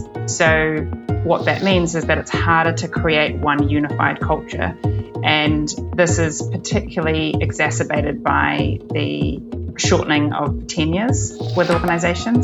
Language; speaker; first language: English; native; English